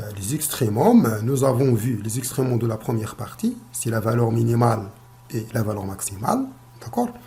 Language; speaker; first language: French; non-native, local second language; Arabic